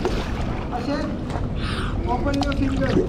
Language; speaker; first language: English; non-native, learner; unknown